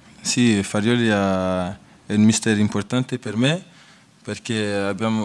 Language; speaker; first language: Italian; non-native, learner; French